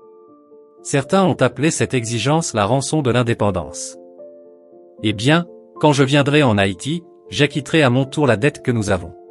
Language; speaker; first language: French; native; French